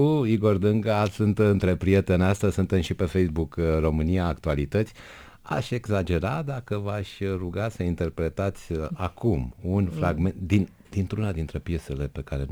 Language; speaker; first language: Romanian; native; Romanian